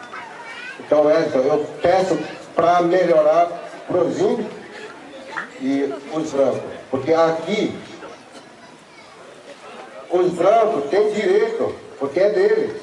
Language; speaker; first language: Portuguese; non-native, local second language; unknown